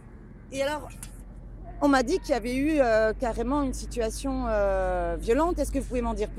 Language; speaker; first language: French; native; French